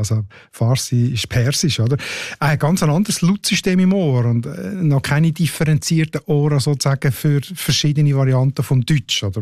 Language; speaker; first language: German; native; German